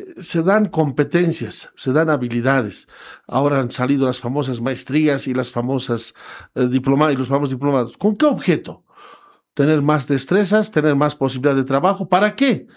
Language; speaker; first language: Spanish; non-native, local second language; Quechua